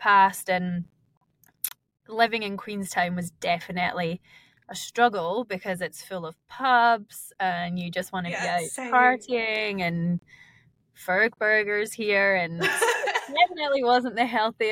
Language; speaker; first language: English; native; English